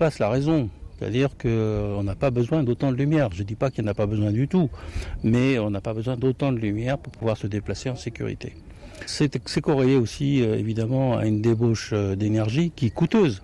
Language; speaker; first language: French; native; French